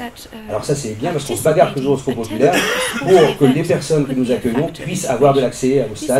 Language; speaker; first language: French; native; French